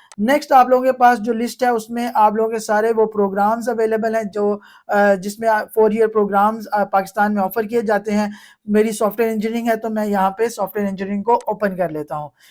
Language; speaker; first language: Urdu; non-native, local second language; Punjabi